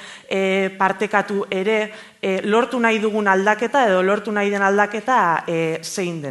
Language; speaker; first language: Basque; native; Basque